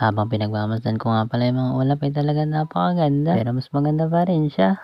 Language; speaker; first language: Filipino; native; Filipino